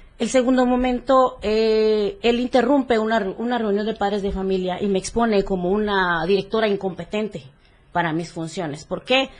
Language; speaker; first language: Spanish; native; Spanish